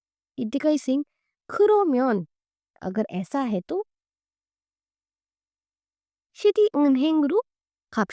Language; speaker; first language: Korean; non-native, fluent; Hindi